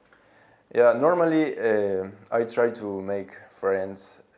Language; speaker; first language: English; non-native, learner; Spanish